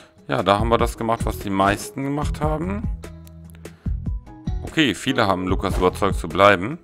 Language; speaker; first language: German; native; German